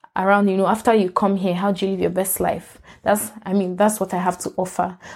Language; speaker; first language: English; non-native, local second language; Yoruba